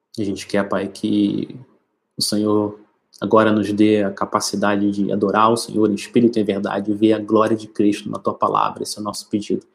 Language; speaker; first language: Portuguese; native; Portuguese